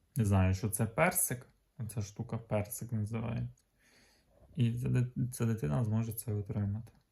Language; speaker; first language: Ukrainian; native; Ukrainian